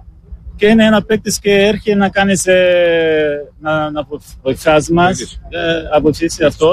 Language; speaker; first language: Greek; non-native, learner; Portuguese